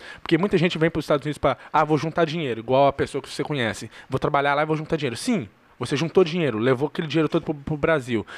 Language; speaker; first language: Portuguese; early bilingual, heritage; Portuguese